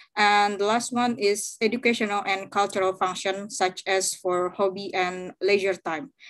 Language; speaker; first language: English; non-native, fluent; Indonesian